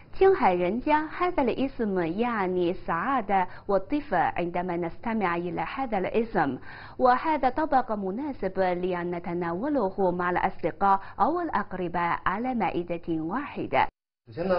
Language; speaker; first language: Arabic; non-native, fluent; Chinese